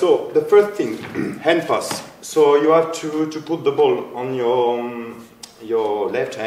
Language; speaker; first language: English; non-native, fluent; French